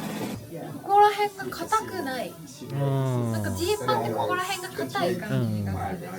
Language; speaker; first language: Japanese; native; Japanese